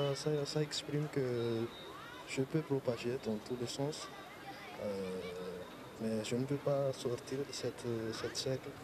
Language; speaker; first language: French; non-native, local second language; Malagasy